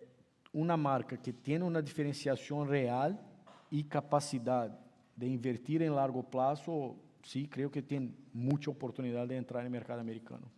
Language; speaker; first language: Spanish; non-native, fluent; Portuguese